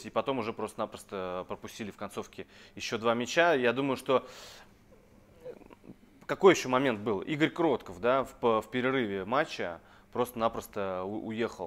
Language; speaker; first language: Russian; native; Russian